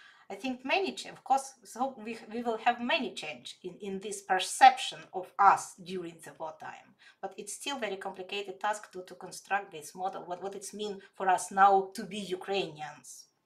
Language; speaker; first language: English; non-native, fluent; Ukrainian